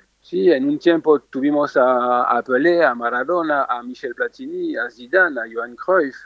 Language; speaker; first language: Spanish; non-native, fluent; French